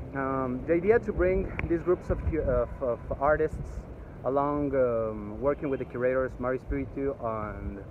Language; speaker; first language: English; early bilingual, other home language; Spanish